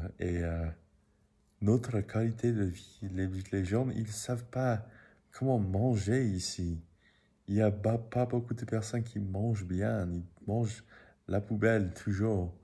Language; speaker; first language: French; non-native, learner; English